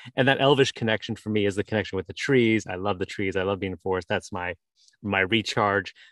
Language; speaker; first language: English; native; English